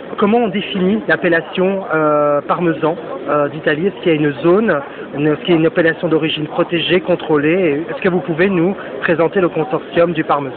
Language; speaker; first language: French; native; French